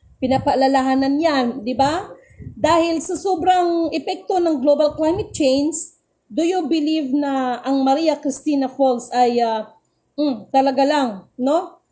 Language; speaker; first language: Filipino; non-native, local second language; Cebuano